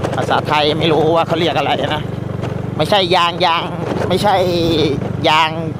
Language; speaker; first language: Thai; non-native, local second language; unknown